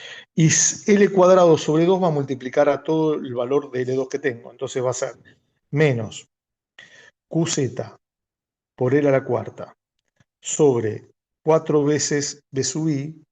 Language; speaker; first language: Spanish; native; Spanish